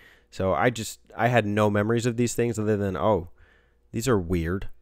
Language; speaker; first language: English; native; English